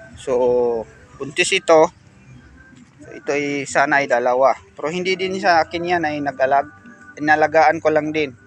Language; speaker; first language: Filipino; non-native, local second language; Cebuano